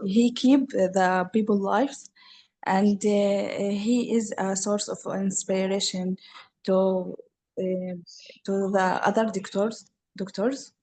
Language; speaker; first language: English; non-native, learner; Arabic